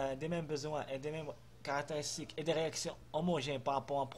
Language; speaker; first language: French; non-native, local second language; Arabic